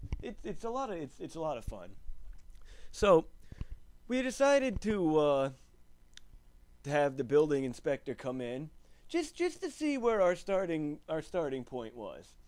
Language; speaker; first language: English; native; English